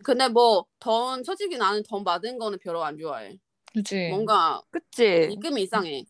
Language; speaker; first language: Korean; non-native, fluent; Chinese